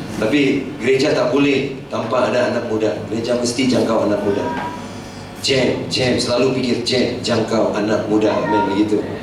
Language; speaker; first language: Malay; non-native, local second language; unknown